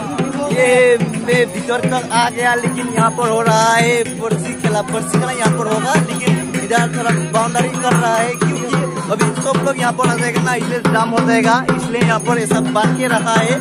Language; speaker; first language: Hindi; non-native, local second language; Assamese